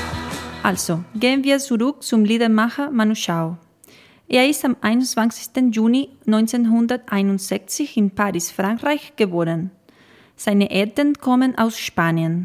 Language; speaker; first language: German; non-native, fluent; Spanish